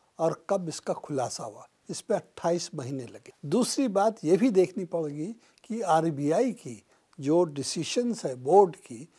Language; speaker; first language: Hindi; non-native, local second language; Bangla